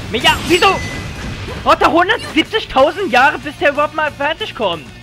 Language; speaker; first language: German; native; German